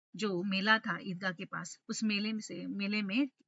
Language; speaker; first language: Hindi; non-native, local second language; Telugu